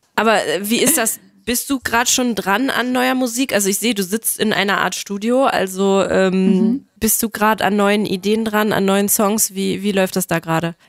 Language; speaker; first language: German; native; German